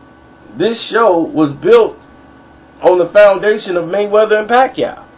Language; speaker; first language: English; native; English